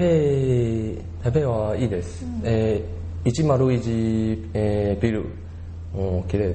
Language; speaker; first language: Japanese; non-native, learner; Chinese